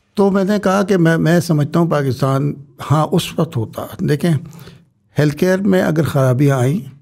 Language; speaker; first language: Urdu; native; Urdu